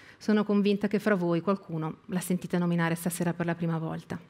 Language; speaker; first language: Italian; native; Italian